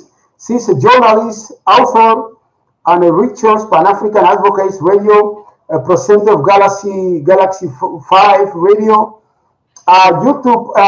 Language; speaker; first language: English; non-native, learner; Spanish